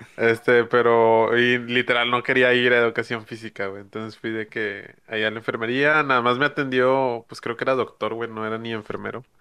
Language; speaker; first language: Spanish; native; Spanish